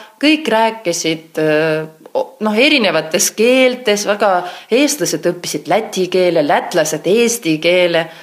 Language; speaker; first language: Estonian; non-native, local second language; Russian